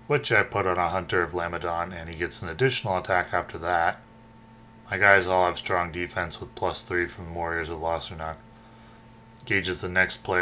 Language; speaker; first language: English; native; English